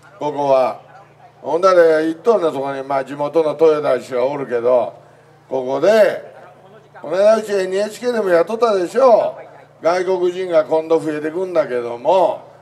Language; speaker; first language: Japanese; native; Japanese